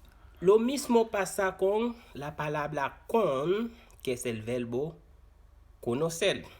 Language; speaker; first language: Spanish; non-native, fluent; Haitian Creole